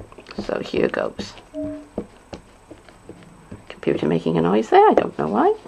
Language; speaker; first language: English; native; English